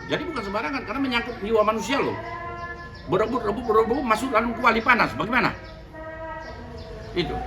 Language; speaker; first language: Indonesian; native; Indonesian